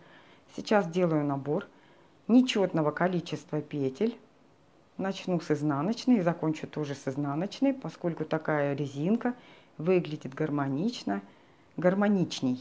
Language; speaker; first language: Russian; native; Russian